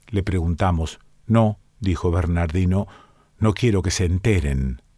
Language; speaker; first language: Spanish; native; Spanish